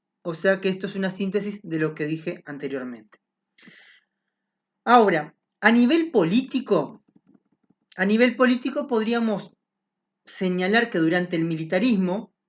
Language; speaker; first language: Spanish; native; Spanish